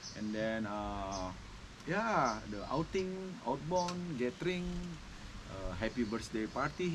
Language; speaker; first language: English; non-native, learner; Indonesian